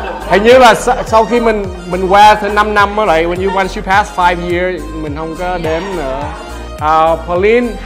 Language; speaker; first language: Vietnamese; early bilingual, heritage; Vietnamese